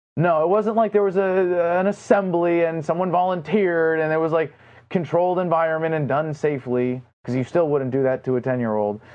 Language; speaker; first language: English; native; English